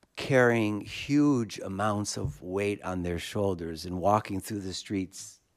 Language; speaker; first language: English; native; English